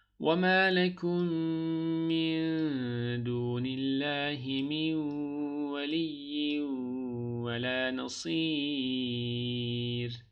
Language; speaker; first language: Arabic; non-native, fluent; Turkish